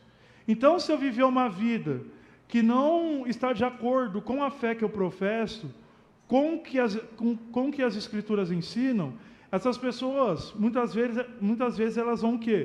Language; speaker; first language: Portuguese; native; Portuguese